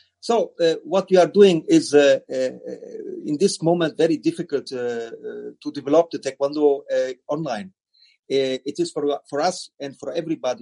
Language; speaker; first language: English; non-native, learner; German